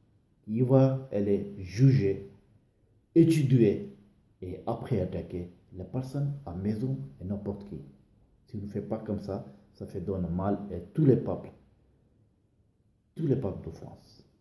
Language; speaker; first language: French; non-native, learner; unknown